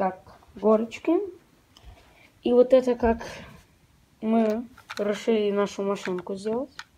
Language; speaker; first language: Russian; early bilingual, heritage; Russian